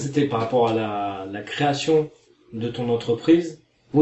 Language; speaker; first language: French; native; French